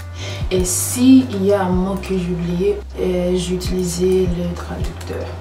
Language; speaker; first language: French; non-native, learner; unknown